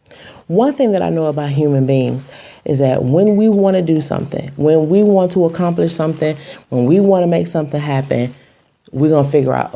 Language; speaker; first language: English; native; English